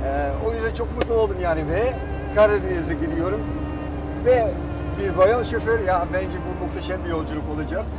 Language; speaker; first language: Turkish; non-native, fluent; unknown